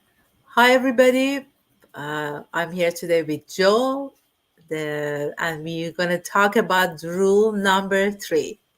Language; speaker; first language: English; non-native, fluent; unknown